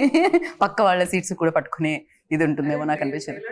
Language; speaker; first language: Telugu; native; Telugu